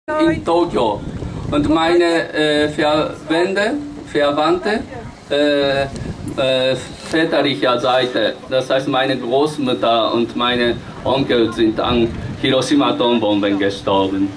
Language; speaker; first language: German; non-native, fluent; Japanese